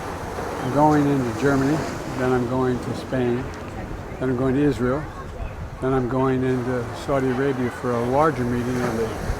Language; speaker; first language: English; native; English